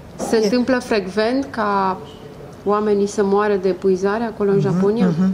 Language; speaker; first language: Romanian; native; Romanian